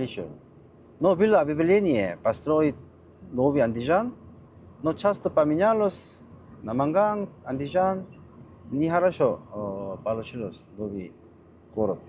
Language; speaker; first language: Russian; non-native, learner; Korean